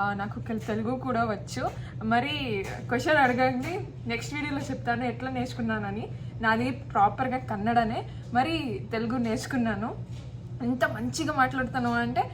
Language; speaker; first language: Telugu; non-native, local second language; Kannada